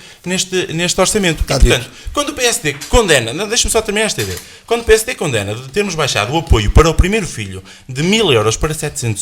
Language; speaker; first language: Portuguese; native; Portuguese